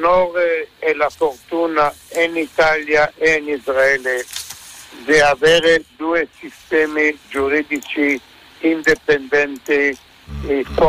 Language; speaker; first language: Italian; non-native, fluent; Hebrew